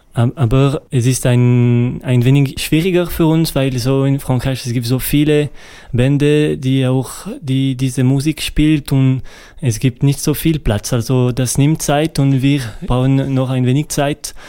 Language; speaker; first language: German; non-native, local second language; French